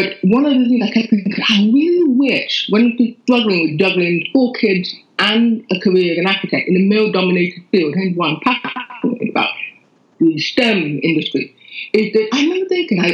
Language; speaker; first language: English; non-native, local second language; Yoruba